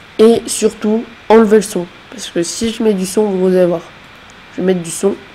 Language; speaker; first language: French; native; French